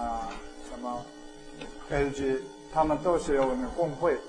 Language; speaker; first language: Chinese; non-native, fluent; Korean